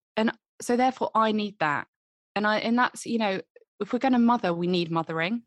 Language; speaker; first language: English; native; English